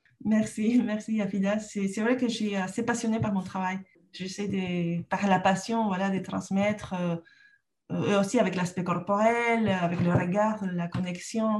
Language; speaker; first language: French; non-native, fluent; Spanish